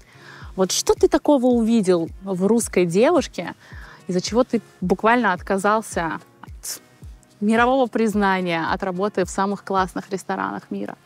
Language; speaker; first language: Russian; native; Russian